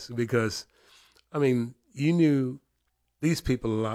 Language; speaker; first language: English; native; English